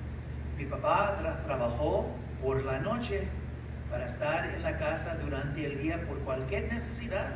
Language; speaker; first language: Spanish; early bilingual, heritage; English